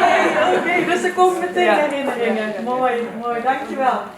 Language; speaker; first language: Dutch; early bilingual, other home language; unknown